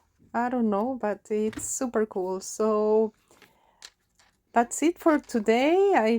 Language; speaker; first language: English; non-native, fluent; Spanish